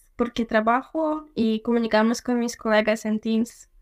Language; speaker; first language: Spanish; non-native, fluent; Ukrainian